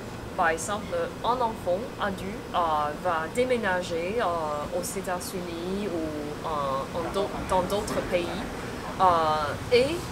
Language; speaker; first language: French; non-native, fluent; Chinese